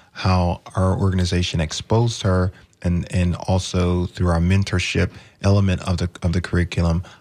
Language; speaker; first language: English; native; English